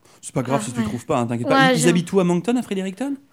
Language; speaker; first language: French; native; French